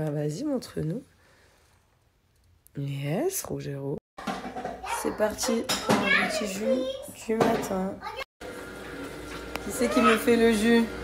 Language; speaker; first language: French; native; French